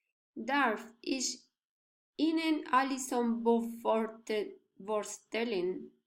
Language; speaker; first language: German; non-native, learner; Spanish